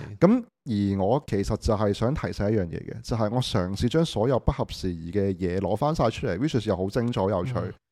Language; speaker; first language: Cantonese; native; Cantonese